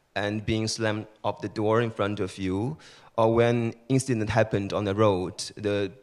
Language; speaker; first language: English; early bilingual, other home language; Chinese